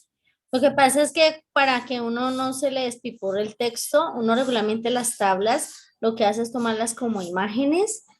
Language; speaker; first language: Spanish; native; Spanish